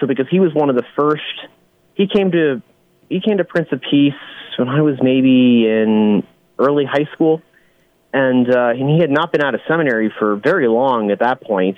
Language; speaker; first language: English; native; English